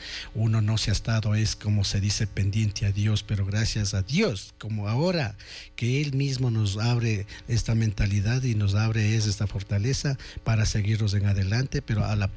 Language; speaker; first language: Spanish; native; Spanish